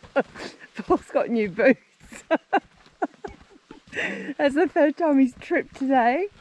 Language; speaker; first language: English; native; English